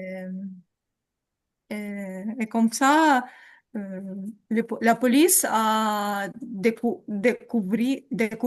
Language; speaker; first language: French; non-native, learner; Ukrainian